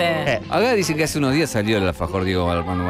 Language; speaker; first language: Spanish; native; Spanish